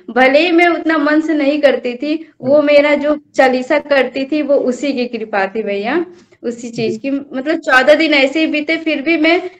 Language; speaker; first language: Hindi; native; Hindi